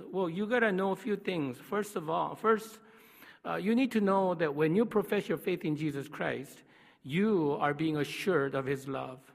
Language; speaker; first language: English; non-native, fluent; Korean